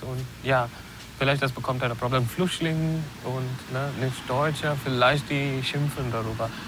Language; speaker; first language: German; non-native, learner; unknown